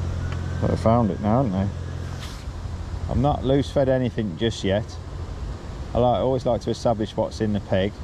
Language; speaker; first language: English; native; English